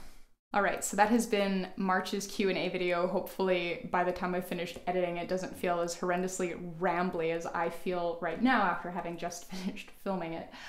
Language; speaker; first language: English; native; English